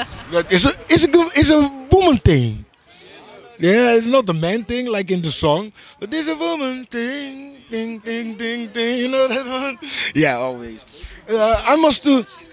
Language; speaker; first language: English; non-native, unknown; Dutch